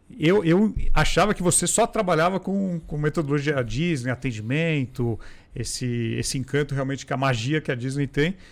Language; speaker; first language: Portuguese; native; Portuguese